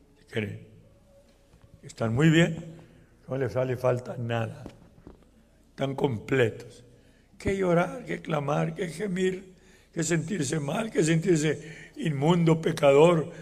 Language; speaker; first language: Spanish; native; Spanish